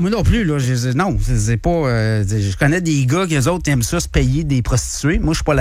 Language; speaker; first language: French; native; French